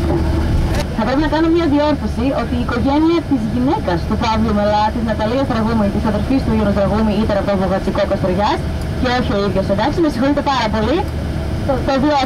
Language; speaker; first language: Greek; native; Greek